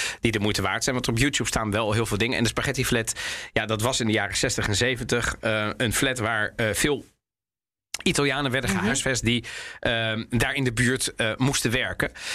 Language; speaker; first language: Dutch; early bilingual, other home language; Italian